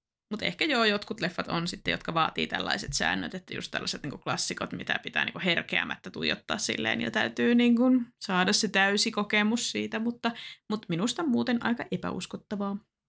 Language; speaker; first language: Finnish; native; Finnish